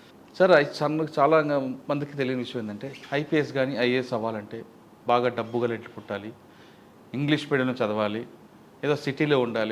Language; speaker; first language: Telugu; native; Telugu